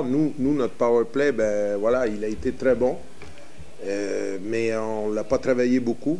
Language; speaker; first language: French; native; French